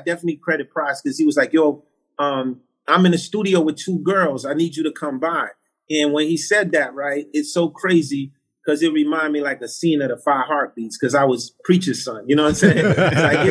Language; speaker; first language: English; early bilingual, other home language; Haitian Creole